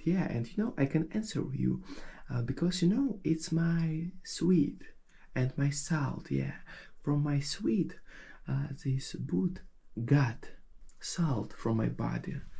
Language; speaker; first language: English; non-native, fluent; Russian